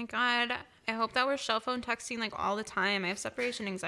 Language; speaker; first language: English; native; English